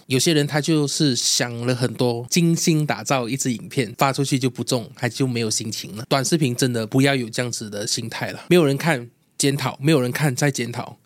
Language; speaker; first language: Chinese; native; Chinese